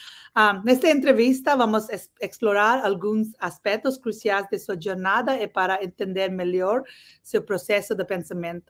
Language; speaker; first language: Portuguese; non-native, learner; English